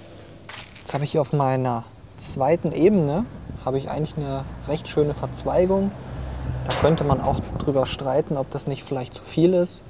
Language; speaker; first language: German; native; German